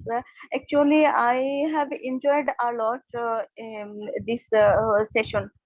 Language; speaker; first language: English; non-native, learner; Bangla